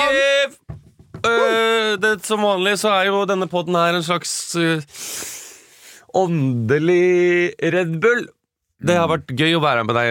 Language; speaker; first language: Norwegian; native; Norwegian